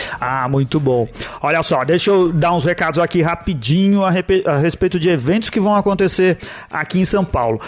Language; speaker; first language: Portuguese; native; Portuguese